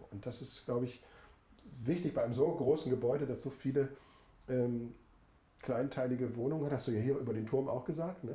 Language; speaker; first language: German; native; German